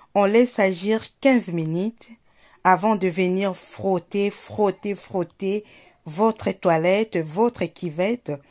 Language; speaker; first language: French; non-native, local second language; Lingala